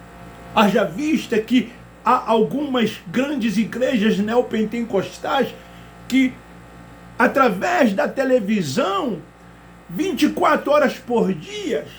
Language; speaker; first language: Portuguese; native; Portuguese